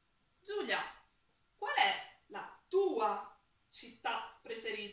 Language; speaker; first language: Italian; non-native, learner; French